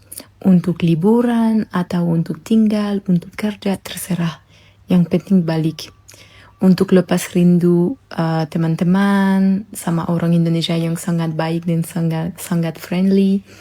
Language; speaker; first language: Indonesian; non-native, fluent; Maltese